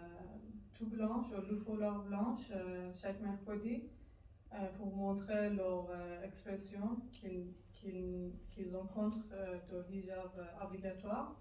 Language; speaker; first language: French; non-native, learner; Persian